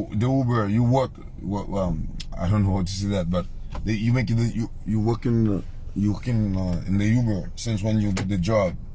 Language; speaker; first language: English; non-native, learner; Haitian Creole